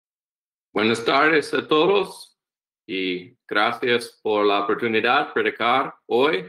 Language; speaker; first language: Spanish; non-native, learner; English